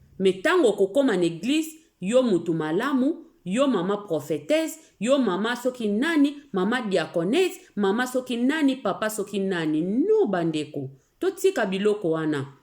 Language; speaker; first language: Lingala; native; Lingala